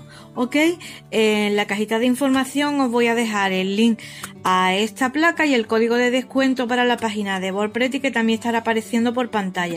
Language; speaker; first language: Spanish; native; Spanish